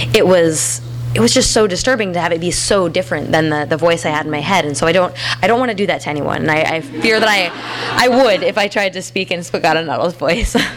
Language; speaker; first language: English; native; English